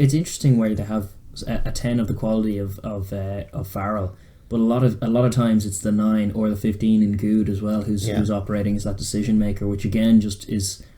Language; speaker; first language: English; native; English